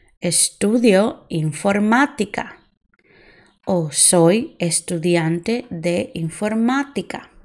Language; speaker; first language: Spanish; non-native, fluent; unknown